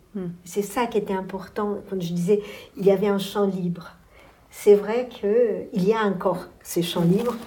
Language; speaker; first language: French; non-native, fluent; Portuguese